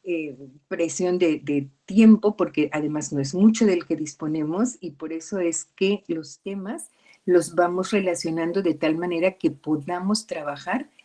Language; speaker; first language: Spanish; native; Spanish